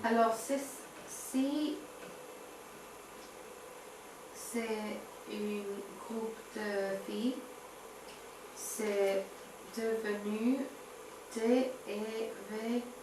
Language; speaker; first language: French; non-native, learner; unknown